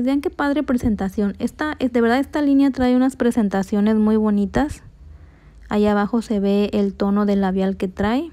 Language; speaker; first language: Spanish; native; Spanish